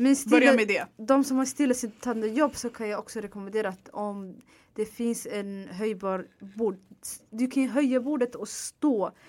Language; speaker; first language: Swedish; non-native, fluent; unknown